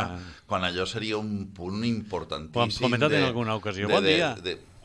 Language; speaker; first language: Catalan; native; Catalan